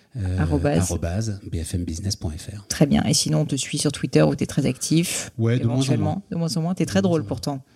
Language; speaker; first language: French; native; French